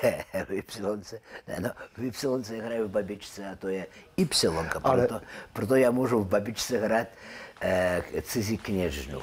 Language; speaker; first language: Czech; non-native, learner; Russian